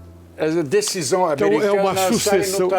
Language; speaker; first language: Portuguese; non-native, fluent; Arabic